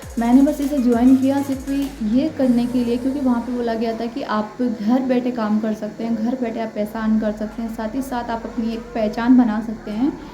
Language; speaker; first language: Hindi; non-native, local second language; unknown